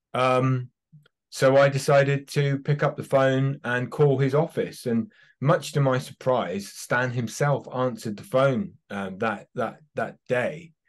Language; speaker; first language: English; native; English